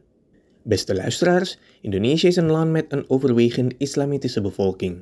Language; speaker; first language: Dutch; non-native, fluent; Indonesian